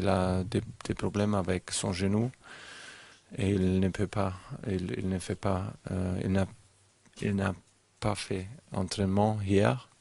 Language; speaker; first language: French; non-native, learner; German